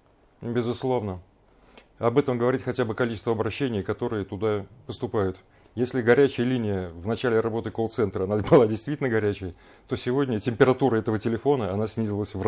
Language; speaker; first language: Russian; native; Russian